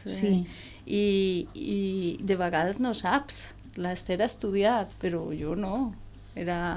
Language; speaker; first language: Catalan; non-native, learner; Spanish